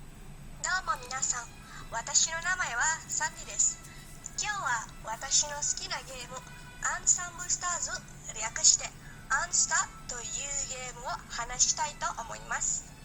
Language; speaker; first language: Japanese; non-native, learner; Indonesian